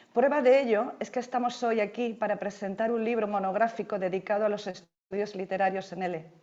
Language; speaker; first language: Spanish; native; Spanish